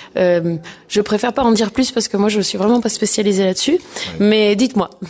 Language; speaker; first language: French; native; French